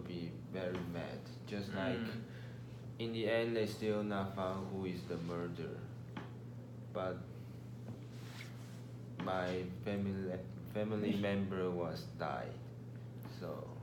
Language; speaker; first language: English; non-native, learner; Chinese